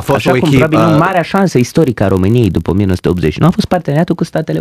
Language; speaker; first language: Romanian; native; Romanian